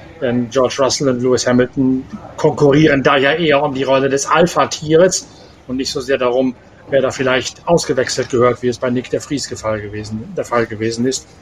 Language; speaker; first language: German; native; German